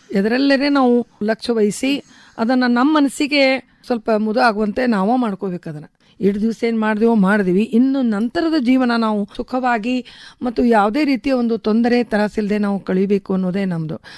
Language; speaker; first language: Kannada; native; Kannada